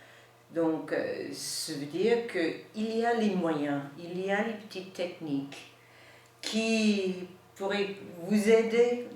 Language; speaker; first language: French; non-native, learner; English